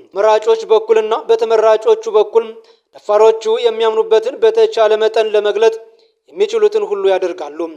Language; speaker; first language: Amharic; native; Amharic